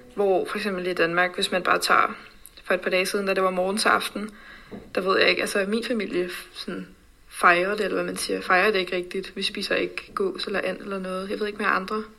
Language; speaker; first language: Danish; native; Danish